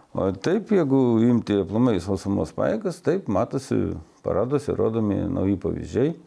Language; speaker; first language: Lithuanian; non-native, local second language; Russian